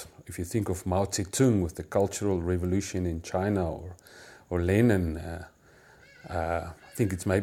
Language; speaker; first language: English; non-native, local second language; Afrikaans